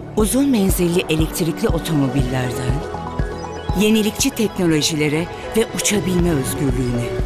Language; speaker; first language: Turkish; native; Turkish